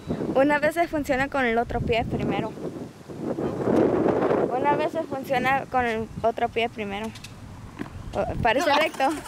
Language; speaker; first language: Spanish; non-native, learner; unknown